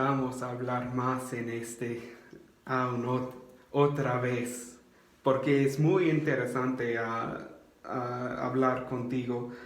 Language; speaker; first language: Spanish; non-native, learner; English